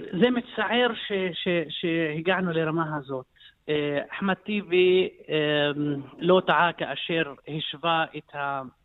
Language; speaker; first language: Hebrew; non-native, local second language; Arabic